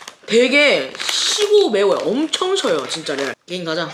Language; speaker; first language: Korean; native; Korean